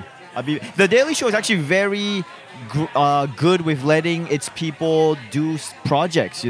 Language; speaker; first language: English; non-native, local second language; Chinese